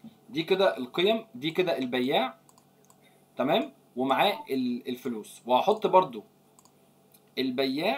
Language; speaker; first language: Arabic; native; Arabic